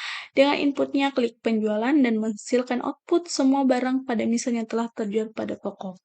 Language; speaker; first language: Indonesian; native; Indonesian